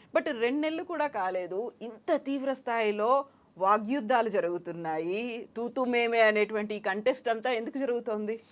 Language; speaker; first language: Telugu; native; Telugu